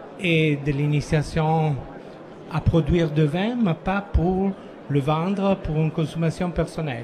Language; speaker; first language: French; non-native, fluent; Italian